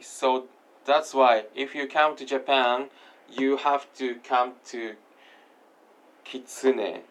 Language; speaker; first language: English; non-native, learner; Japanese